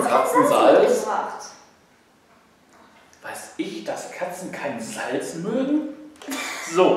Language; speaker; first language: German; native; German